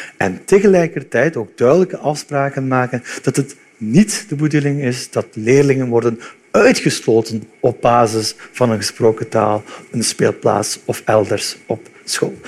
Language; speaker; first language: Dutch; early bilingual, other home language; Turkish